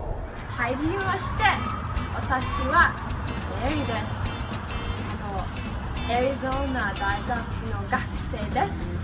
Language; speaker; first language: Japanese; non-native, learner; English